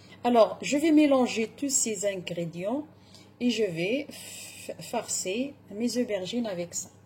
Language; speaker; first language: French; non-native, local second language; Arabic